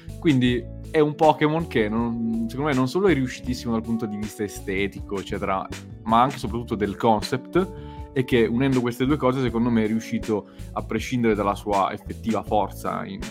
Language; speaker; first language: Italian; native; Italian